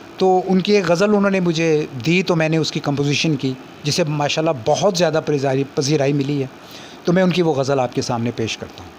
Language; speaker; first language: Urdu; non-native, local second language; Punjabi